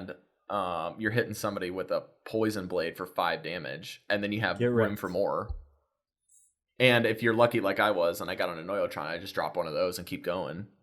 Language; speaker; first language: English; native; English